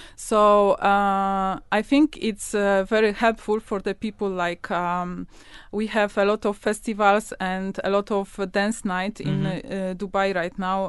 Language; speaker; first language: English; non-native, learner; Polish